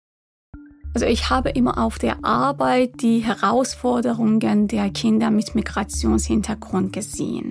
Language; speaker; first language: German; non-native, fluent; Persian